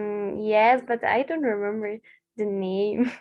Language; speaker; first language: English; non-native, learner; Spanish